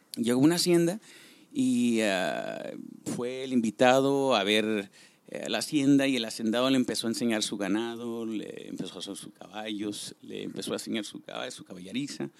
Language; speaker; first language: Spanish; early bilingual, heritage; Spanish